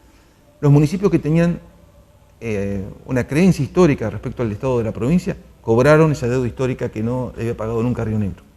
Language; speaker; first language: Spanish; native; Spanish